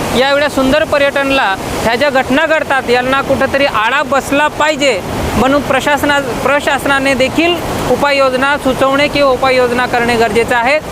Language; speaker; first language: Marathi; non-native, local second language; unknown